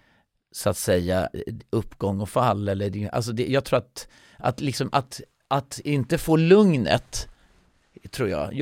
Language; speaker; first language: Swedish; native; Swedish